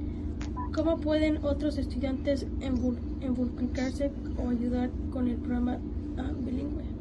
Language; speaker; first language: Spanish; early bilingual, heritage; Spanish